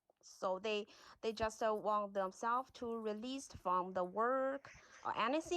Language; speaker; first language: English; non-native, learner; Chinese